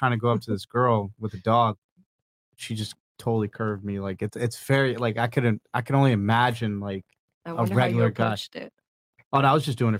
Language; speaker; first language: English; native; English